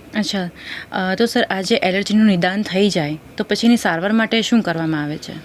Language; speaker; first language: Gujarati; native; Gujarati